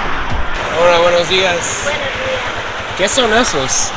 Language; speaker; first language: Spanish; non-native, learner; English